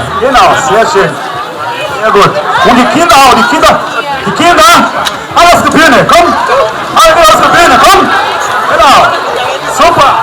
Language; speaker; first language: German; non-native, learner; Portuguese